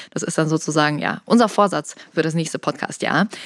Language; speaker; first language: German; native; German